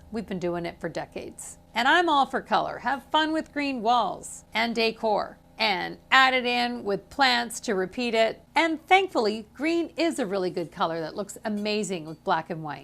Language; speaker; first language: English; native; English